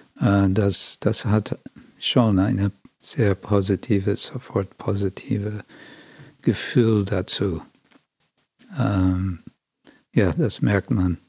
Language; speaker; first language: German; non-native, fluent; English